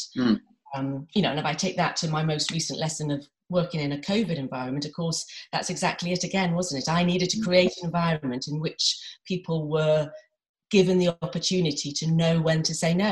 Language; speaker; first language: English; native; English